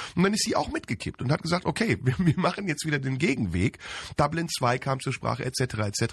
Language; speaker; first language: German; early bilingual, other home language; Turkish